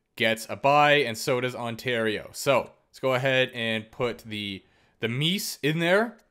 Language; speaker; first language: English; native; English